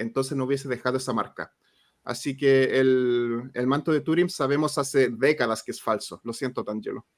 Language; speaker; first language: Spanish; native; Spanish